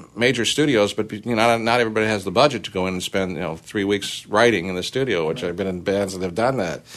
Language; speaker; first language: English; native; English